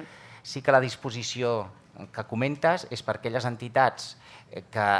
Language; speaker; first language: Catalan; native; Catalan